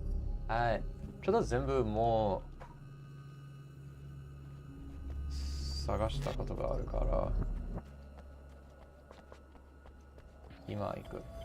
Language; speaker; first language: Japanese; non-native, learner; English